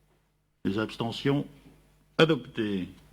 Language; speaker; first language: French; native; French